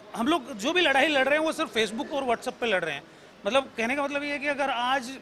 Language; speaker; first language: Hindi; native; Hindi